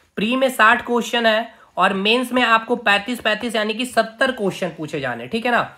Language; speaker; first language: Hindi; native; Hindi